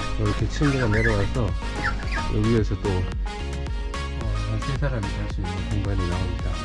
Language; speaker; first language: Korean; native; Korean